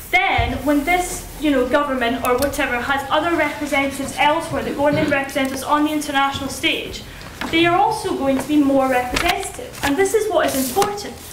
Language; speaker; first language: English; native; English